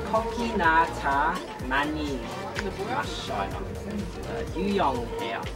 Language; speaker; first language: Korean; non-native, learner; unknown